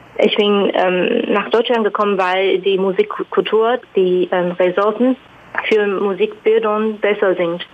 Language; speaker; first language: German; non-native, fluent; Chinese